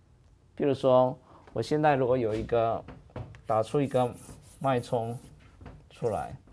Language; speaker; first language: Chinese; native; Chinese